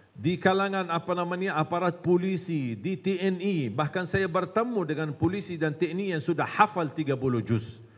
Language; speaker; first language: Indonesian; non-native, fluent; Arabic